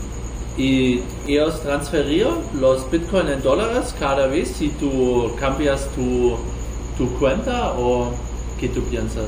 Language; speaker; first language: Spanish; non-native, learner; German